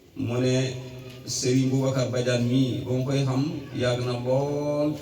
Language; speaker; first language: Wolof; non-native, local second language; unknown